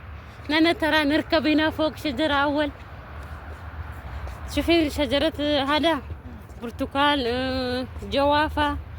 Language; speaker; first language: Arabic; non-native, learner; Amharic